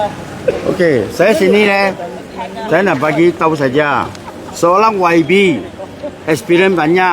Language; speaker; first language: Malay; non-native, local second language; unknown